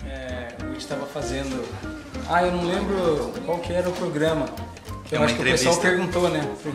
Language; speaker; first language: Portuguese; native; Portuguese